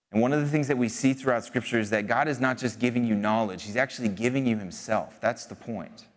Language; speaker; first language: English; native; English